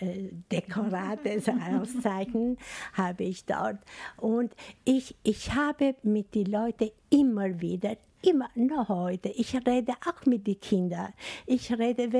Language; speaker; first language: German; non-native, learner; Albanian